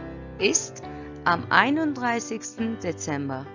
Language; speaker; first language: German; non-native, fluent; Turkish